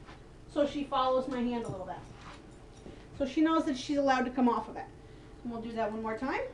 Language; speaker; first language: English; native; English